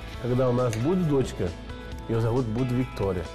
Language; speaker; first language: Russian; non-native, learner; Portuguese